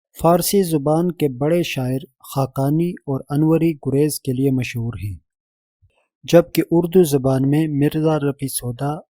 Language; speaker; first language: Urdu; native; Urdu